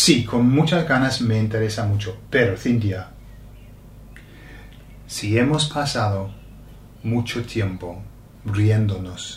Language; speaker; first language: Spanish; non-native, fluent; English